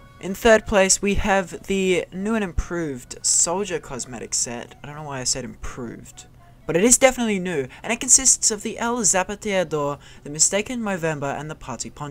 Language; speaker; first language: English; native; English